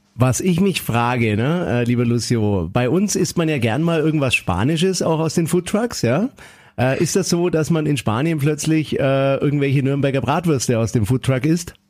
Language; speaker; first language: German; native; German